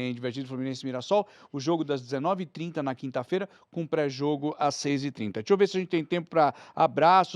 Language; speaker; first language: Portuguese; native; Portuguese